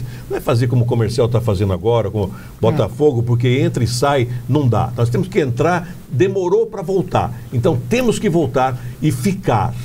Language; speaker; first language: Portuguese; native; Portuguese